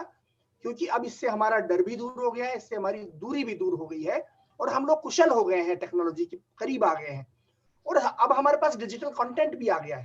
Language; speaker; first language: Hindi; native; Hindi